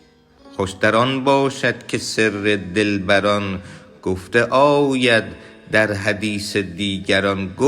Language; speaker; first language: Persian; native; Persian